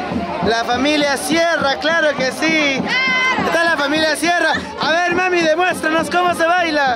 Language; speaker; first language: Spanish; native; Spanish